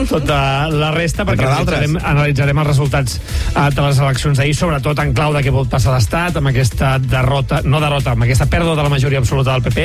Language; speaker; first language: Catalan; native; Catalan